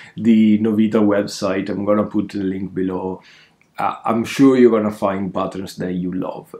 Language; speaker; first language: English; non-native, fluent; Italian